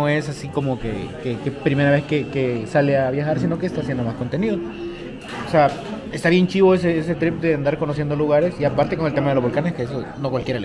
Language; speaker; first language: Spanish; native; Spanish